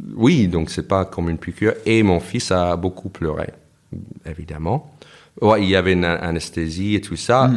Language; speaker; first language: French; non-native, fluent; English